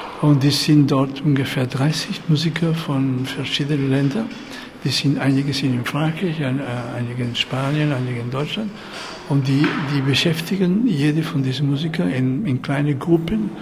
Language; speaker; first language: German; non-native, fluent; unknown